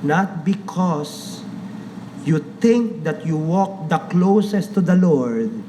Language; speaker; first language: English; non-native, local second language; Filipino